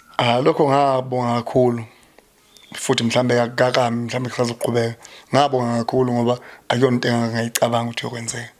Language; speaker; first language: Zulu; native; Zulu